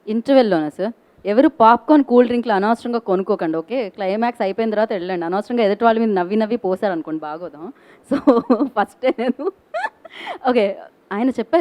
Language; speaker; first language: Telugu; native; Telugu